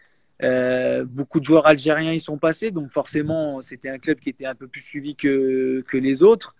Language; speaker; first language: French; native; French